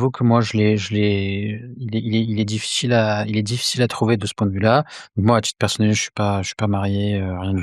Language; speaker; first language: French; native; French